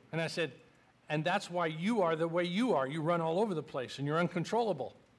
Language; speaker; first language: English; native; English